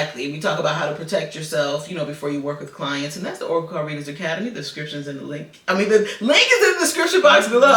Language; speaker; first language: English; native; English